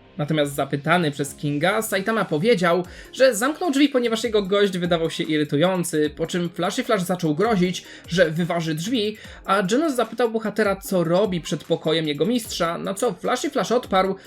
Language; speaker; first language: Polish; native; Polish